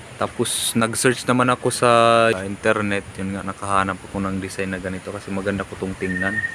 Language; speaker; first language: Filipino; non-native, local second language; Waray